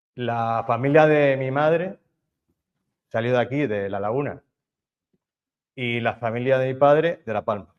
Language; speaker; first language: Spanish; native; Spanish